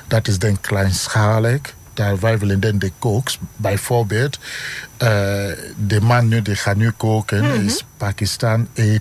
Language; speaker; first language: Dutch; non-native, learner; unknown